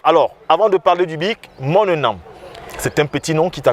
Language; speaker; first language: French; native; French